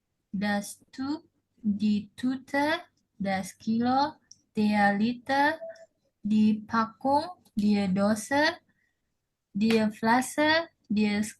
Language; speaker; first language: German; non-native, learner; Indonesian